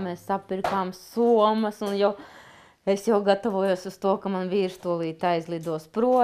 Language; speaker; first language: Latvian; native; Latvian